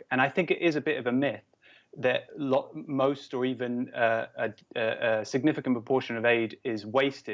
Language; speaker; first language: English; native; English